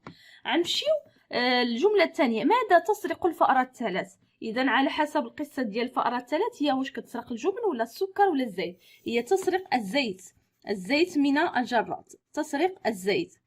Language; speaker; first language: Arabic; native; Arabic